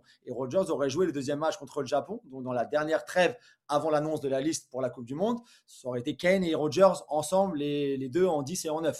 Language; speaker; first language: French; native; French